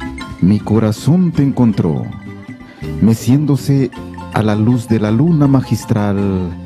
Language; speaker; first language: Spanish; native; Spanish